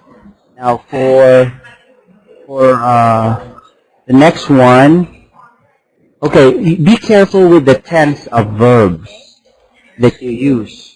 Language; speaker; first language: English; non-native, fluent; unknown